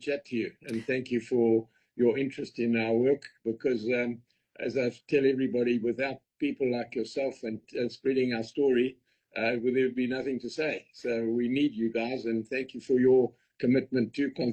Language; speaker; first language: English; native; English